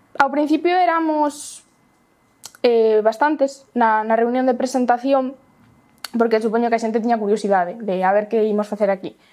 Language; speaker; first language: Galician; non-native, local second language; Spanish